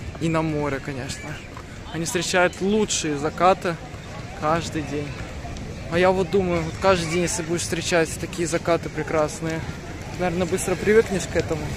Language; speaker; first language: Russian; early bilingual, heritage; Russian